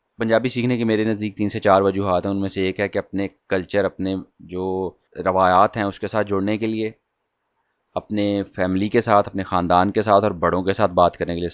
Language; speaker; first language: Urdu; non-native, local second language; Punjabi